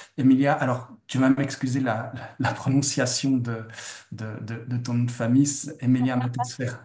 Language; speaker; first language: French; native; French